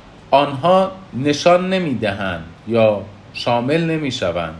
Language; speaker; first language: Persian; native; Persian